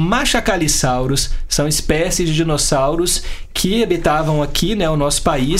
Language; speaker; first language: Portuguese; native; Portuguese